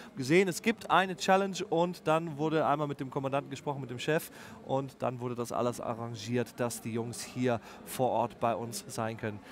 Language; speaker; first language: German; native; German